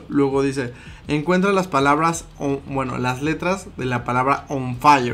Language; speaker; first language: Spanish; native; Spanish